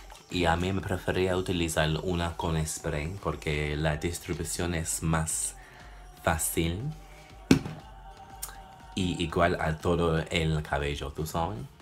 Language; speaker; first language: Spanish; non-native, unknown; English